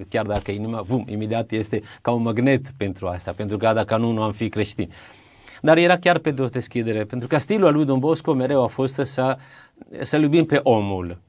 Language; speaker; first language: Romanian; non-native, fluent; Italian